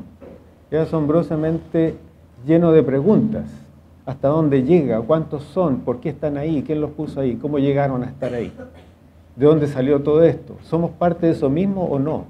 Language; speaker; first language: Spanish; native; Spanish